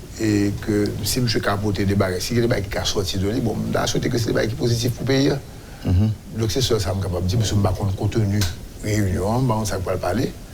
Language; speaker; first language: French; non-native, local second language; Haitian Creole